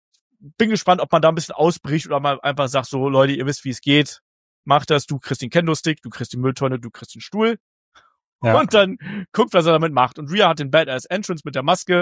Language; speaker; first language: German; native; German